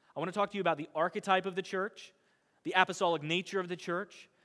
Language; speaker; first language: English; native; English